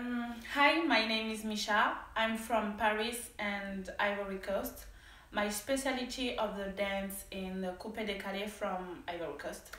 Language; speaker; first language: English; non-native, learner; French